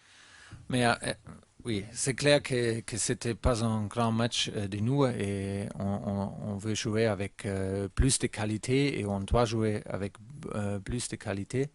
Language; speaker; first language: French; non-native, learner; German